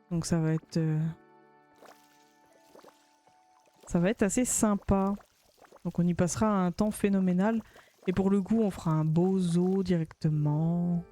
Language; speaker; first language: French; native; French